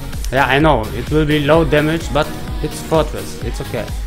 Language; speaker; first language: English; non-native, learner; German